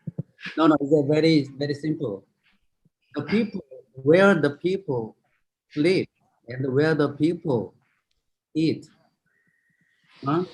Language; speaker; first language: English; non-native, fluent; Korean